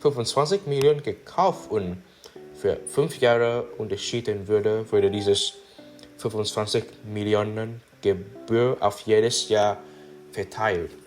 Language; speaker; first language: German; non-native, learner; English